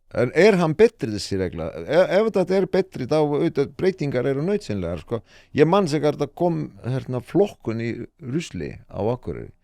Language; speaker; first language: Icelandic; non-native, fluent; Estonian